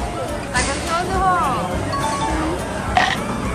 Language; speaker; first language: Portuguese; native; Portuguese